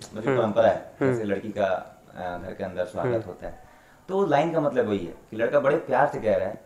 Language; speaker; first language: Hindi; native; Hindi